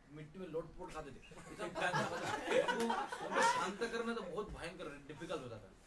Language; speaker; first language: Hindi; non-native, local second language; Bangla